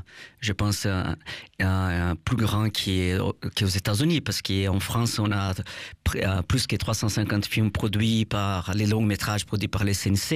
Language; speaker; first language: French; non-native, fluent; Portuguese